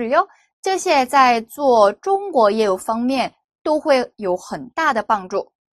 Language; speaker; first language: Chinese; non-native, fluent; Korean